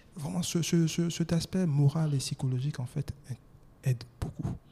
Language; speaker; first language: French; non-native, local second language; Baoulé